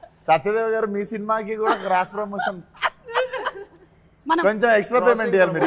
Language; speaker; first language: Telugu; native; Telugu